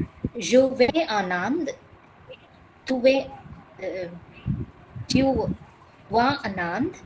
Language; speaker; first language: French; non-native, learner; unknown